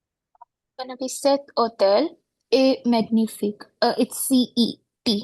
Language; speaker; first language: French; non-native, learner; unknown